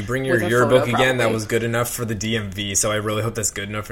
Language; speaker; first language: English; native; English